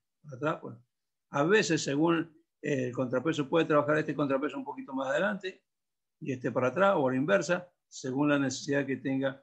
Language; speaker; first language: Spanish; native; Spanish